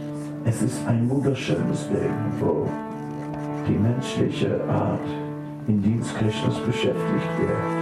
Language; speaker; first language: German; non-native, fluent; Dutch